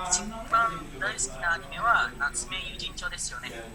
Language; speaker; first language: Japanese; non-native, learner; Indonesian